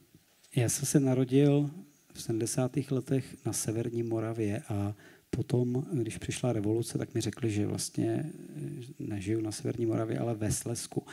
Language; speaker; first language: Czech; native; Czech